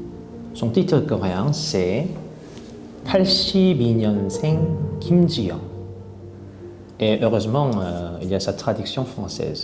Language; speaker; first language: French; non-native, fluent; Korean